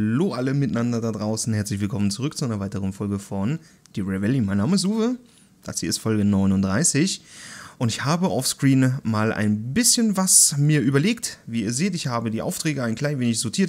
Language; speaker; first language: German; native; German